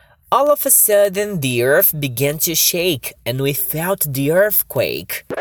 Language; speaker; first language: English; non-native, fluent; Portuguese